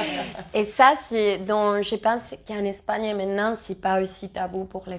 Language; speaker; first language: French; non-native, learner; Spanish